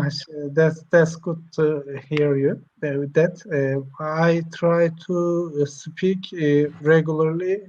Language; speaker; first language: English; non-native, learner; Turkish